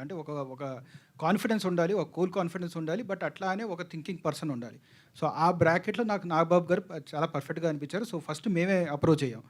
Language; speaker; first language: Telugu; native; Telugu